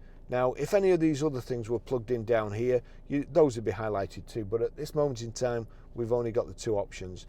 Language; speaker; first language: English; native; English